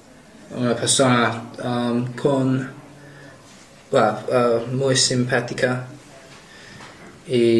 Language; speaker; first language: Spanish; non-native, learner; English